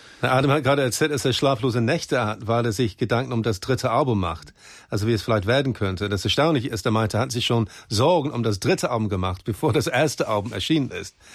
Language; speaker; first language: German; non-native, fluent; English